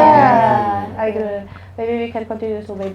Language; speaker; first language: English; non-native, learner; Indonesian